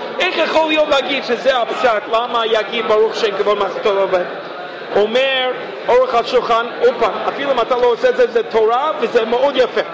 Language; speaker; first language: Hebrew; non-native, fluent; English